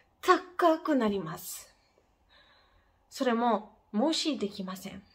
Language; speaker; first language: Japanese; non-native, fluent; Ukrainian